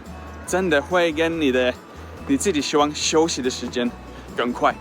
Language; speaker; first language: Chinese; non-native, fluent; Swedish